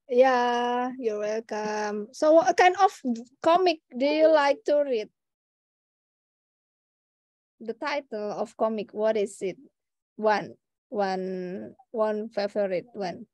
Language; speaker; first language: English; non-native, fluent; Indonesian